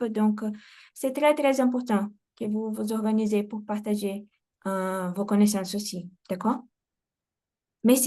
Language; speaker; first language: French; non-native, fluent; Portuguese